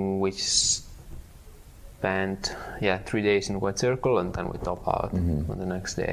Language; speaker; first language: English; non-native, fluent; Italian